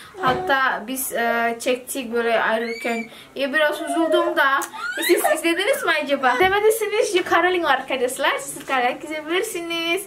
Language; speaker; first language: Turkish; non-native, learner; Indonesian